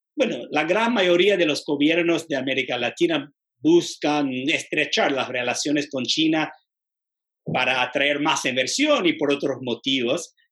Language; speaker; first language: Spanish; non-native, fluent; English